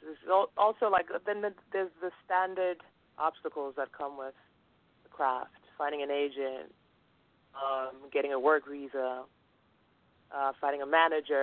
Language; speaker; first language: English; non-native, local second language; Yoruba